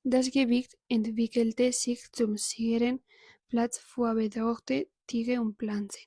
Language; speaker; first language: German; non-native, learner; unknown